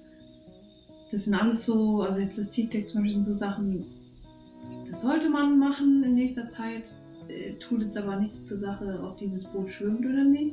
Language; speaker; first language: German; native; German